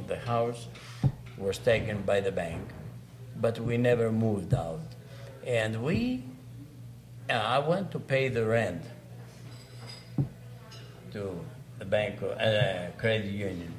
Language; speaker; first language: English; non-native, fluent; Greek